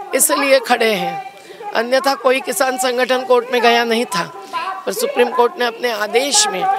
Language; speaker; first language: Hindi; non-native, local second language; Marathi